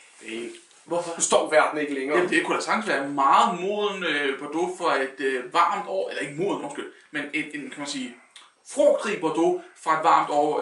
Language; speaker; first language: Danish; native; Danish